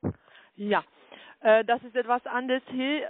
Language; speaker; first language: German; non-native, learner; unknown